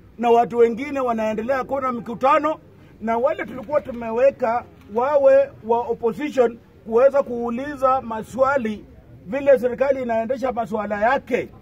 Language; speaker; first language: Swahili; non-native, local second language; Luyia